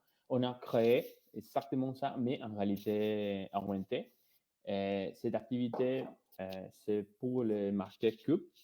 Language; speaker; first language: French; non-native, fluent; Spanish